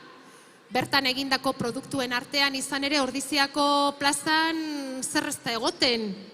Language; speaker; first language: Basque; native; Basque